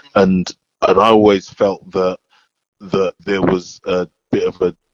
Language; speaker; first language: English; native; English